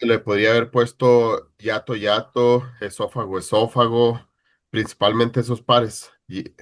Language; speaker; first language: Spanish; native; Spanish